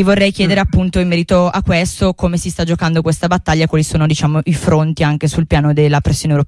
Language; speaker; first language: Italian; native; Italian